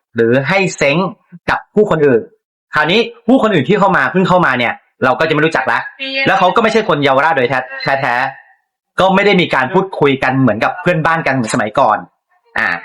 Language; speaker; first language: Thai; native; Thai